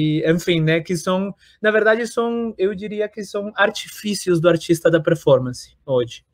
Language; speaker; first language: Portuguese; non-native, fluent; Spanish